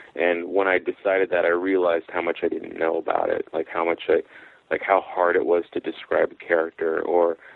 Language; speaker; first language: English; native; English